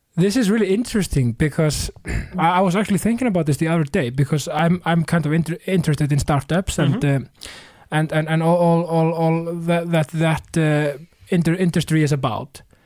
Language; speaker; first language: English; non-native, fluent; Icelandic